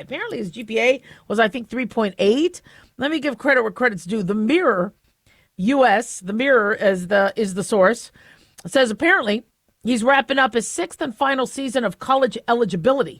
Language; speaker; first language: English; native; English